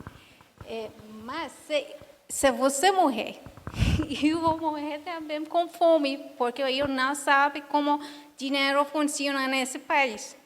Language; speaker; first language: Portuguese; non-native, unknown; Persian